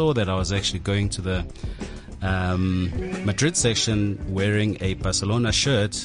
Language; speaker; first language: English; non-native, local second language; Zulu